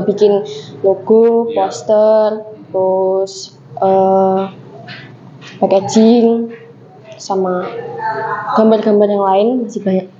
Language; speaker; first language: Indonesian; non-native, local second language; Javanese